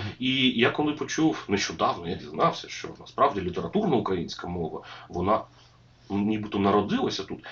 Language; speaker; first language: Ukrainian; non-native, local second language; Russian